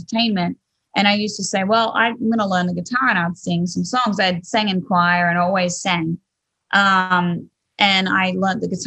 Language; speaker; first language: English; native; English